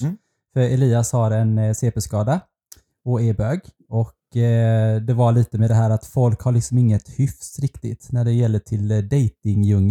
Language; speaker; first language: Swedish; native; Swedish